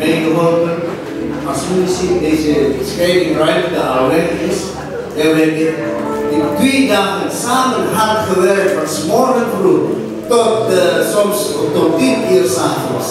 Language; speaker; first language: Dutch; non-native, fluent; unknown